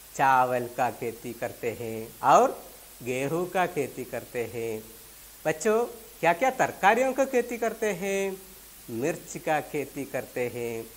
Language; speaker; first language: Urdu; non-native, local second language; Malayalam